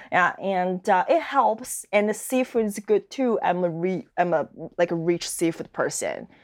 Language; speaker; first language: English; non-native, fluent; Chinese